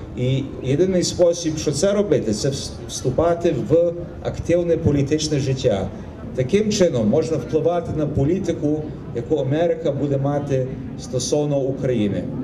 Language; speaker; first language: Ukrainian; early bilingual, heritage; Ukrainian